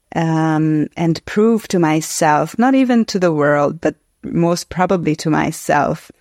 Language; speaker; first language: English; non-native, fluent; Hungarian